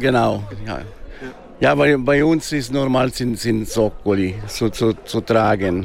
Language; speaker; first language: German; non-native, local second language; Italian